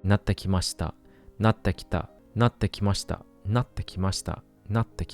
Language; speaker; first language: Japanese; non-native, learner; English